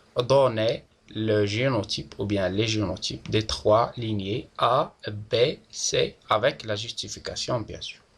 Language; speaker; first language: French; non-native, local second language; Arabic